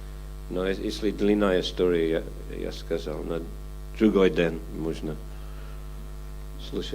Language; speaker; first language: Russian; non-native, fluent; English